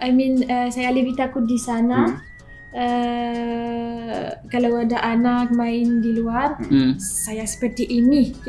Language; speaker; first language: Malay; non-native, learner; French